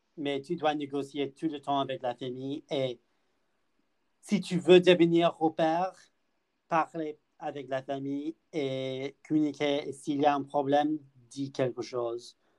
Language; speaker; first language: French; non-native, learner; English